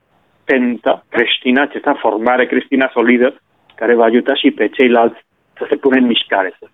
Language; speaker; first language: Romanian; non-native, fluent; Spanish